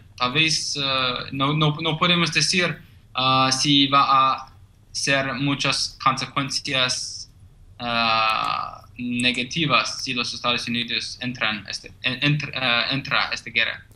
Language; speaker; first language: Spanish; non-native, learner; English